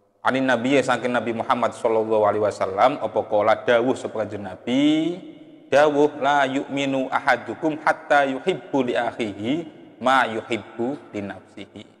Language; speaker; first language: Indonesian; non-native, local second language; Javanese